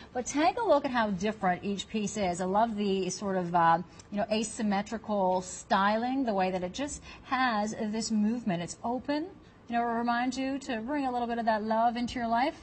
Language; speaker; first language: English; native; English